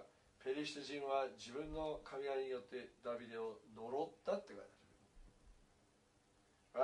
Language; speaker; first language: Japanese; non-native, fluent; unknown